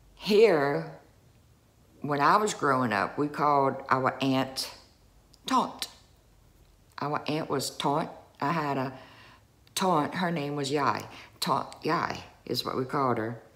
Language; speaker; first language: English; native; English